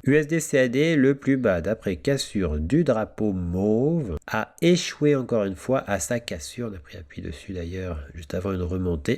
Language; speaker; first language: French; native; French